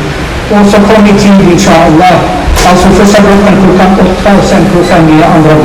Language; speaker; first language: Swedish; non-native, fluent; Somali